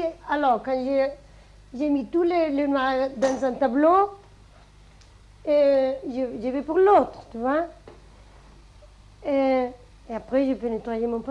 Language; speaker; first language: French; non-native, fluent; Spanish